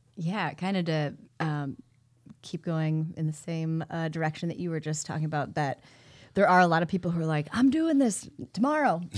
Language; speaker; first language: English; native; English